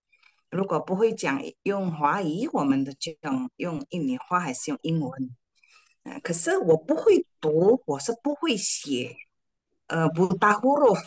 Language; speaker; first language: Chinese; early bilingual, heritage; Chinese